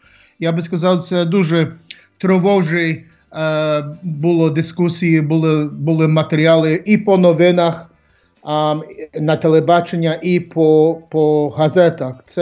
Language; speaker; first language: Ukrainian; early bilingual, heritage; English